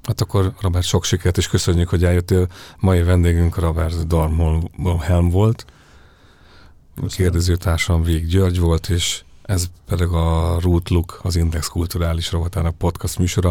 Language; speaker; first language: Hungarian; native; Hungarian